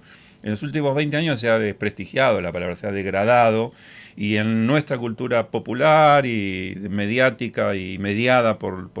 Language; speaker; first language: Spanish; native; Spanish